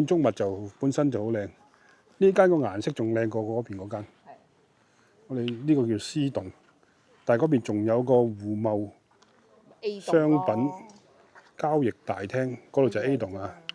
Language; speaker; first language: Cantonese; native; Cantonese